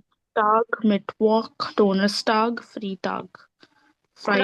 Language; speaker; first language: German; non-native, learner; Urdu